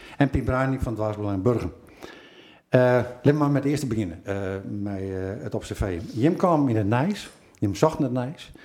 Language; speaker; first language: Dutch; non-native, local second language; Western Frisian